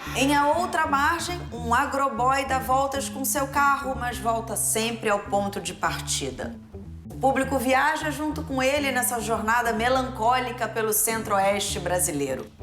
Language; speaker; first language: Portuguese; native; Portuguese